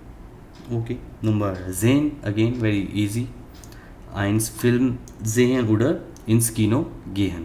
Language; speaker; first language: German; non-native, fluent; Hindi